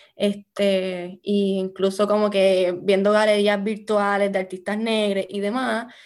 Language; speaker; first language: Spanish; native; Spanish